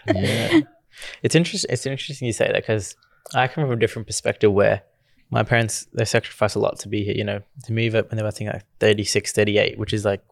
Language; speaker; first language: English; early bilingual, other home language; Gujarati